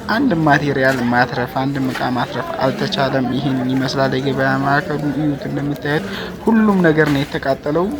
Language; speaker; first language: Amharic; native; Amharic